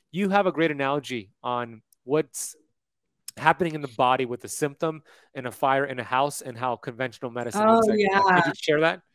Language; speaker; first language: English; native; English